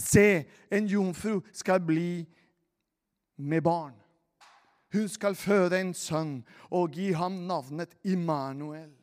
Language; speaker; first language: Norwegian; non-native, fluent; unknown